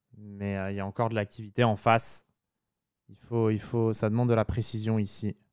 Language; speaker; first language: French; native; French